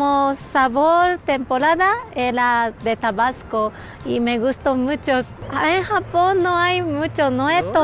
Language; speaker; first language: Spanish; non-native, learner; Japanese